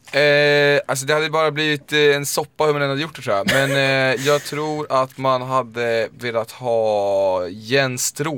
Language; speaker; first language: Swedish; native; Swedish